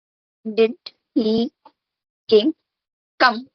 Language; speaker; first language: English; non-native, learner; Hindi